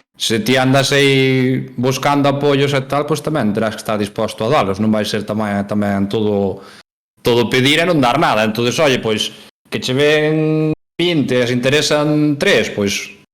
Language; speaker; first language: Galician; native; Galician